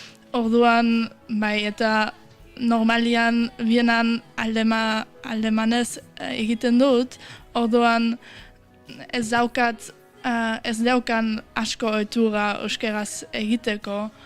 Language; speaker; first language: Basque; early bilingual, heritage; Basque